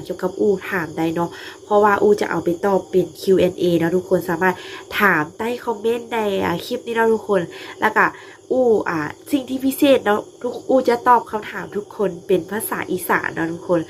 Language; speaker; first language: Thai; non-native, local second language; Northeastern Thai